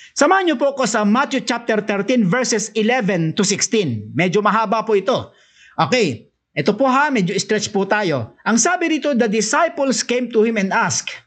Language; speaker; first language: Filipino; non-native, local second language; Cebuano